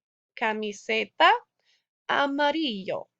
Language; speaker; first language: Spanish; non-native, fluent; English